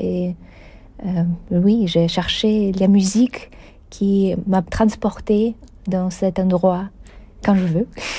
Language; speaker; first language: French; non-native, fluent; Russian